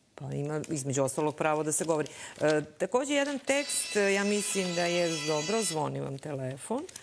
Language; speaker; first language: Bosnian; native; Bosnian